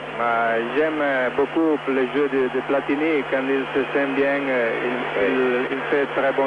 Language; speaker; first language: French; non-native, learner; Italian